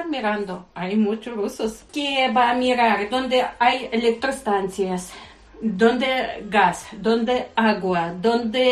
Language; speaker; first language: Spanish; non-native, learner; Ukrainian